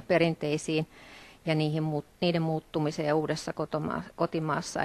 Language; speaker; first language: Finnish; native; Finnish